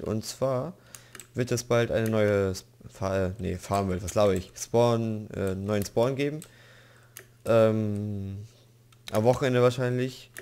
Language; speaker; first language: German; native; German